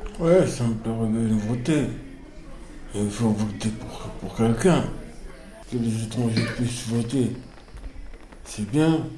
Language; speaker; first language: French; non-native, learner; Arabic